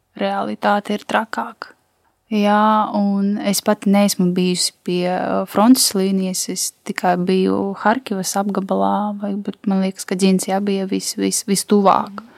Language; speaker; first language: Latvian; non-native, local second language; Russian